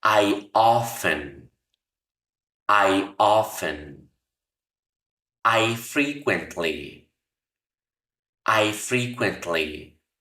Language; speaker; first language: English; non-native, fluent; Spanish